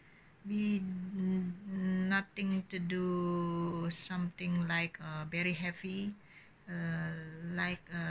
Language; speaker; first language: English; non-native, learner; Indonesian